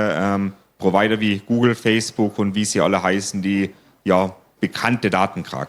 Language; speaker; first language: German; native; German